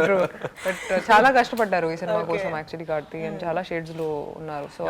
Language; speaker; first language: Telugu; non-native, fluent; Hindi